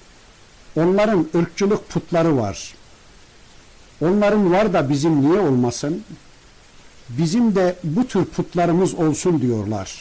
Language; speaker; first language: Turkish; native; Turkish